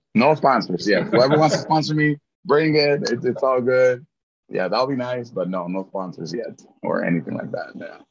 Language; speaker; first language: English; early bilingual, other home language; Spanish